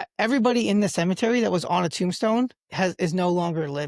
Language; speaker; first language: English; native; English